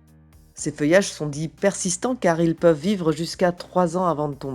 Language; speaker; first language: French; native; French